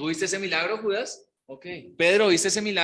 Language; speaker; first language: Spanish; native; Spanish